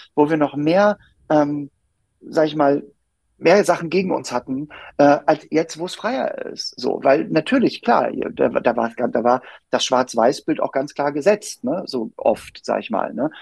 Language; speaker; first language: German; native; German